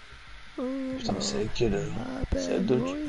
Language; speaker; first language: French; native; French